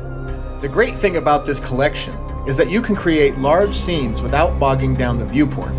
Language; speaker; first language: English; native; English